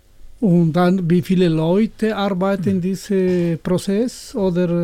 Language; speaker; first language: German; non-native, learner; Spanish